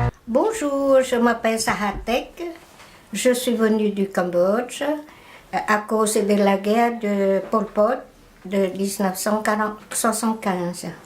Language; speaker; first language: French; non-native, fluent; Khmer